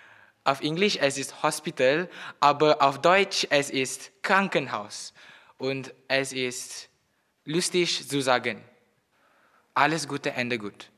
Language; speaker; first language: German; non-native, learner; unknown